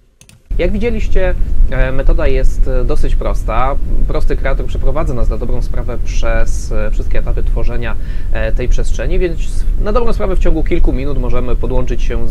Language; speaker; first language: Polish; native; Polish